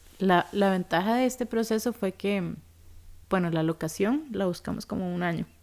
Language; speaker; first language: Spanish; native; Spanish